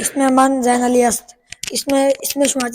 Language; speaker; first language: Persian; non-native, learner; Urdu